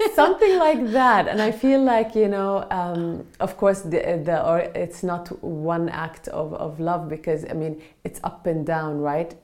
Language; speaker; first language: English; non-native, fluent; Arabic